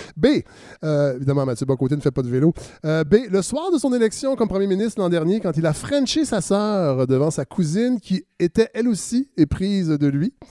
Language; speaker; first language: French; native; French